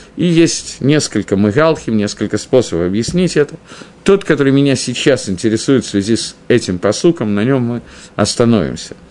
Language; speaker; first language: Russian; early bilingual, heritage; Russian